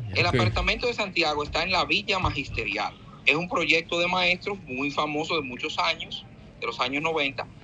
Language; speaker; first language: Spanish; native; Spanish